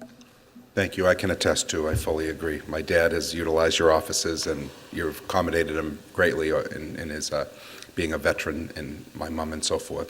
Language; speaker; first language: English; native; English